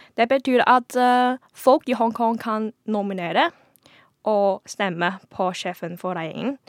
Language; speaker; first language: Norwegian; non-native, fluent; Cantonese